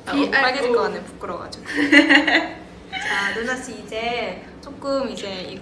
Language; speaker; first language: Korean; native; Korean